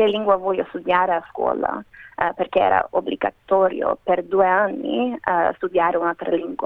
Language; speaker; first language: Italian; non-native, learner; Macedonian